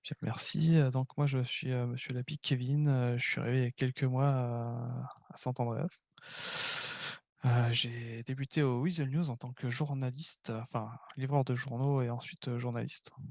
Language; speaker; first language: French; native; French